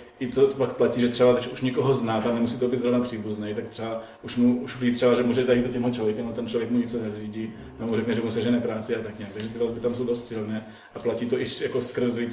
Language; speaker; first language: Czech; non-native, fluent; Arabic